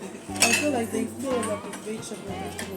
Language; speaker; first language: English; non-native, fluent; French